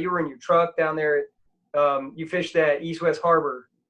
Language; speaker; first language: English; native; English